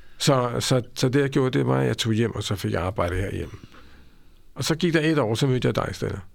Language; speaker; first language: Danish; native; Danish